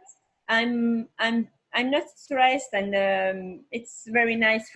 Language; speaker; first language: English; non-native, learner; French